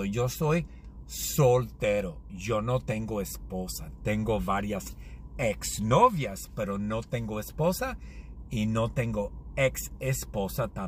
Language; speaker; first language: Spanish; non-native, learner; English